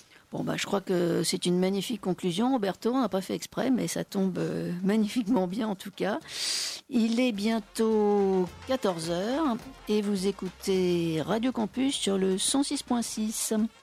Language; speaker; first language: French; native; French